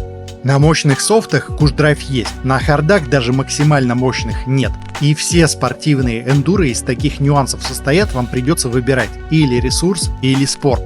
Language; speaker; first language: Russian; native; Russian